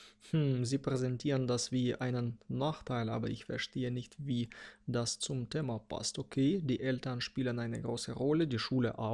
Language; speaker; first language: German; non-native, fluent; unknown